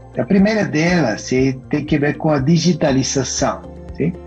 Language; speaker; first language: Portuguese; non-native, fluent; Spanish